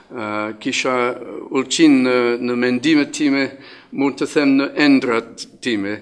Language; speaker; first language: Albanian; non-native, fluent; English